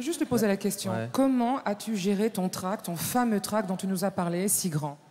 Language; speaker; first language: French; native; French